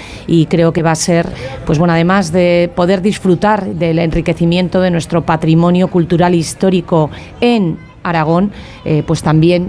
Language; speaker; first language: Spanish; native; Spanish